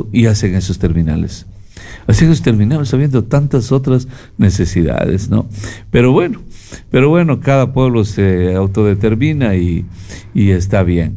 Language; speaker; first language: Spanish; native; Spanish